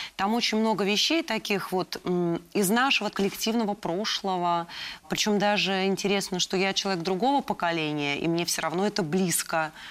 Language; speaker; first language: Russian; native; Russian